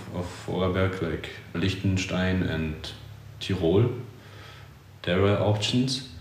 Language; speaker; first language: English; early bilingual, other home language; Polish